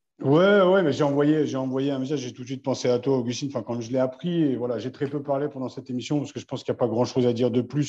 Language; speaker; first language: French; native; French